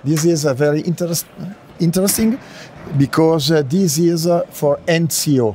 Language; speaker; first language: English; non-native, learner; Italian